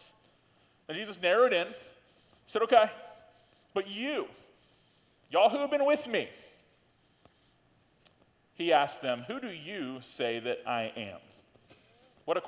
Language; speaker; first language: English; native; English